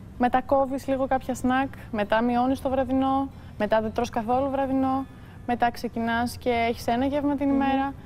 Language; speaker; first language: Greek; early bilingual, heritage; Greek